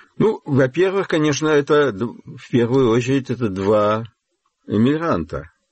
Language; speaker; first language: Russian; native; Russian